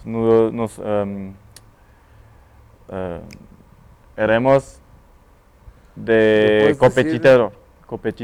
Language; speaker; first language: Spanish; non-native, learner; French